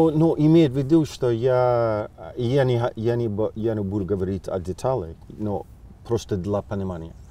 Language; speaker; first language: Russian; non-native, fluent; English